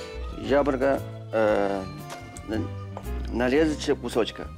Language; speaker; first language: Russian; non-native, learner; Chinese